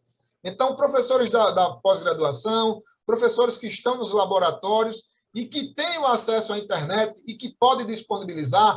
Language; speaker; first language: Portuguese; native; Portuguese